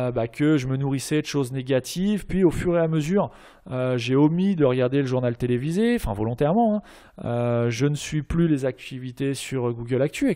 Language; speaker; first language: French; native; French